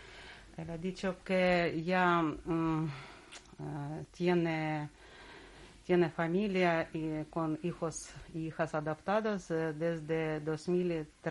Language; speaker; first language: Spanish; non-native, learner; Russian